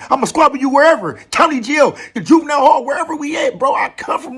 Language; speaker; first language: English; native; English